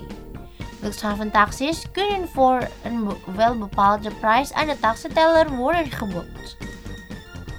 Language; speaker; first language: Dutch; non-native, fluent; Indonesian